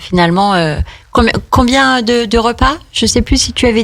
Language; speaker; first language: French; native; French